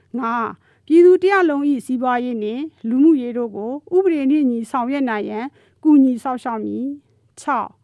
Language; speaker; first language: Burmese; non-native, local second language; Karen languages